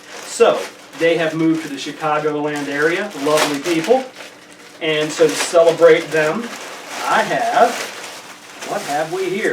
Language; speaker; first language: English; native; English